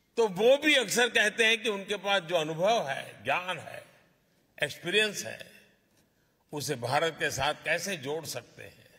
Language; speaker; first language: Hindi; native; Hindi